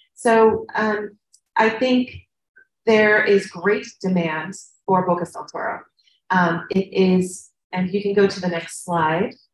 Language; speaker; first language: English; native; English